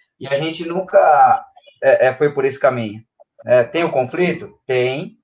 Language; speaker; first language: Portuguese; native; Portuguese